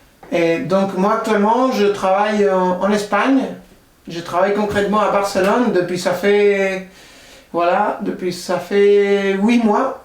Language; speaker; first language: French; non-native, fluent; Spanish